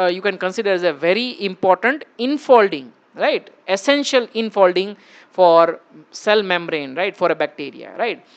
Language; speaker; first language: English; non-native, local second language; Gujarati